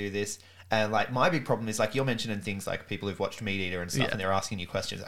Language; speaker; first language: English; native; English